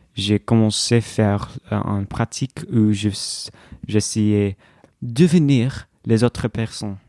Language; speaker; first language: French; non-native, learner; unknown